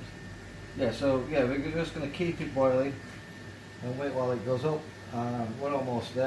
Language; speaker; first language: English; native; English